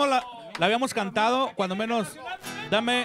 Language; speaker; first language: Spanish; native; Spanish